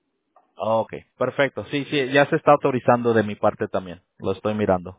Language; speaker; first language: Spanish; native; Spanish